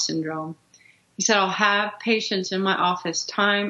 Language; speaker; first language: English; native; English